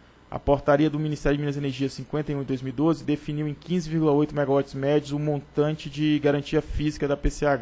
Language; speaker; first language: Portuguese; native; Portuguese